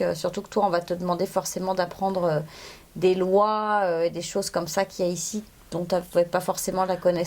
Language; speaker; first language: French; native; French